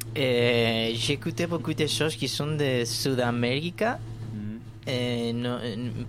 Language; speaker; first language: French; non-native, fluent; Spanish